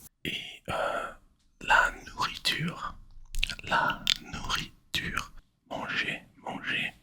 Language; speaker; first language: French; non-native, learner; English